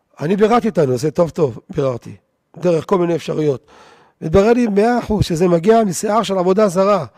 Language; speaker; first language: Hebrew; native; Hebrew